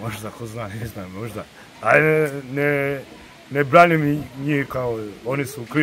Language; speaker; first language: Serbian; non-native, learner; Rundi